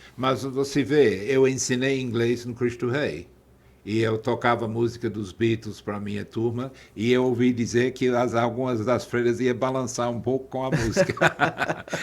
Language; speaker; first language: Portuguese; non-native, fluent; English